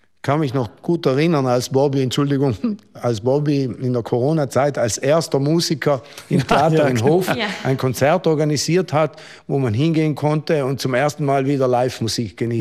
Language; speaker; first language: German; native; German